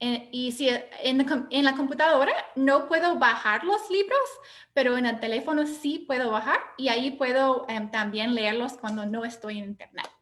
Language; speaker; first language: Spanish; non-native, fluent; English